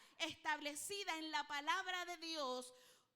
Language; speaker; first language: Spanish; native; Spanish